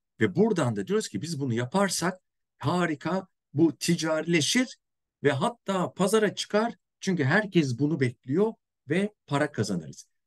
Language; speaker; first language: Turkish; native; Turkish